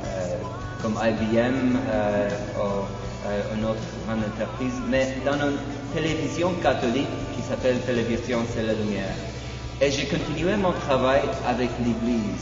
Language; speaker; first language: French; non-native, fluent; Polish